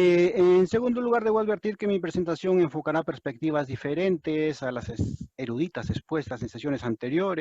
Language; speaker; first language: Spanish; native; Spanish